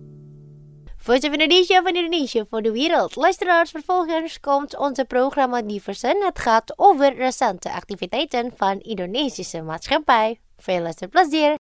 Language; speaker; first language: Dutch; non-native, fluent; Indonesian